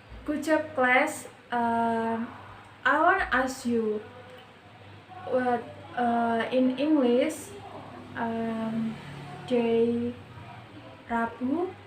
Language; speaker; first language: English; non-native, learner; Indonesian